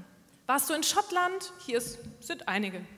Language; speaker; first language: German; native; German